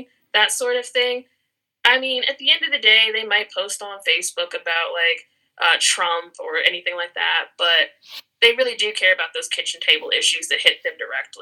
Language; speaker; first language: English; native; English